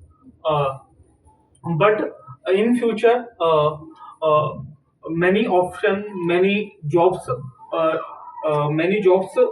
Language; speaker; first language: English; non-native, learner; Hindi